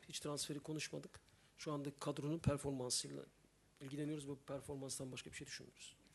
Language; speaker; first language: Turkish; native; Turkish